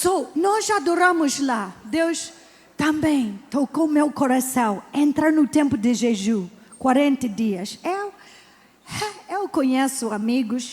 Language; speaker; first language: Portuguese; non-native, learner; English